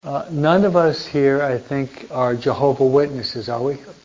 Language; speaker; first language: English; native; English